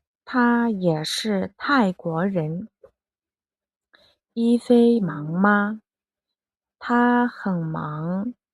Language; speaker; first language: Chinese; non-native, fluent; Mongolian